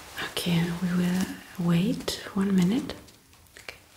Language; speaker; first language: English; non-native, fluent; German